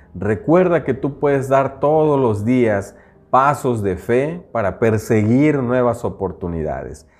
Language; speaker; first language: Spanish; non-native, local second language; Nahuatl languages